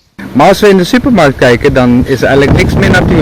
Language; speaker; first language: Dutch; native; Dutch